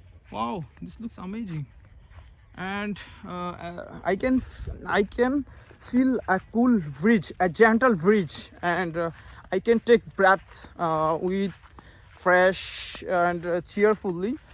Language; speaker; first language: English; non-native, local second language; Bangla